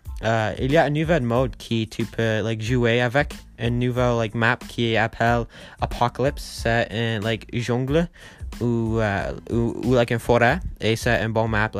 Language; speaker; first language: French; non-native, learner; English